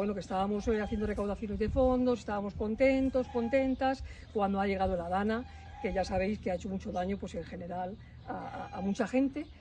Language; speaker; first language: Spanish; native; Spanish